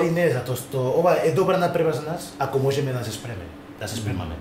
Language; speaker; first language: Macedonian; non-native, learner; Spanish